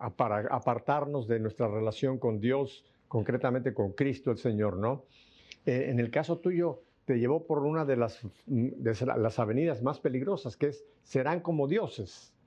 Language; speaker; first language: Spanish; native; Spanish